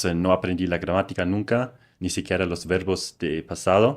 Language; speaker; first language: Spanish; non-native, fluent; German